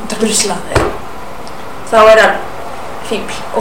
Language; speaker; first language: Icelandic; native; Icelandic